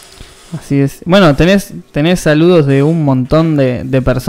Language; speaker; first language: Spanish; native; Spanish